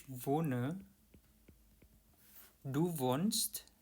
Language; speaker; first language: German; non-native, fluent; Indonesian